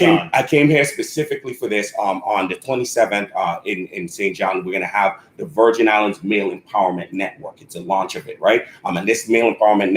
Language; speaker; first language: English; native; English